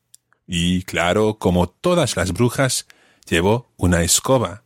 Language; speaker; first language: Spanish; non-native, fluent; English